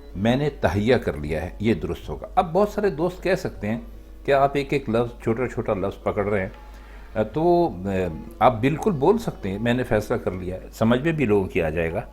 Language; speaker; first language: Urdu; native; Urdu